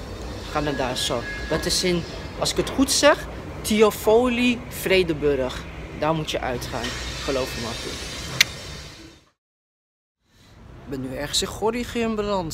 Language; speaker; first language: Dutch; native; Dutch